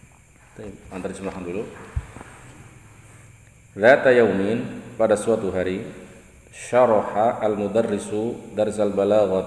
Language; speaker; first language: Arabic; non-native, fluent; Indonesian